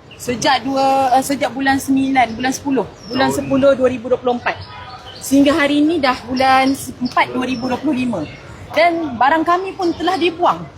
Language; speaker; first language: Malay; native; Malay